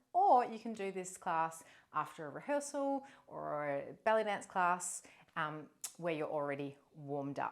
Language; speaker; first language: English; native; English